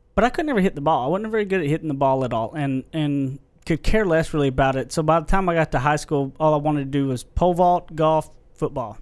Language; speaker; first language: English; native; English